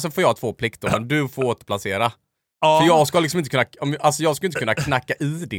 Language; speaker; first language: Swedish; native; Swedish